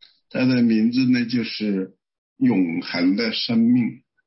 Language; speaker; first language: Chinese; native; Chinese